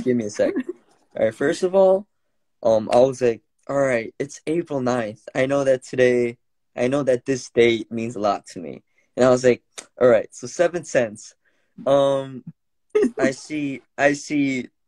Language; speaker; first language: English; early bilingual, other home language; Korean